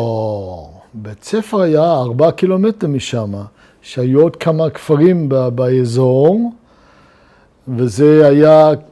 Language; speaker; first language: Hebrew; non-native, fluent; Luxembourgish